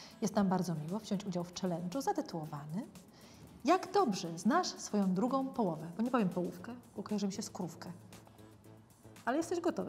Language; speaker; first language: Polish; native; Polish